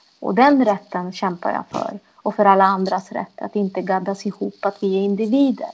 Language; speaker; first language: Swedish; early bilingual, other home language; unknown